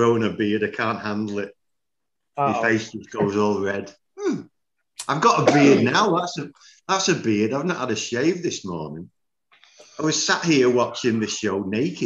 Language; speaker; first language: English; native; English